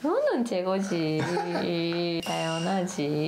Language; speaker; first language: Korean; non-native, learner; Japanese